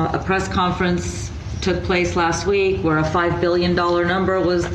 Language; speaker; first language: English; early bilingual, other home language; Spanish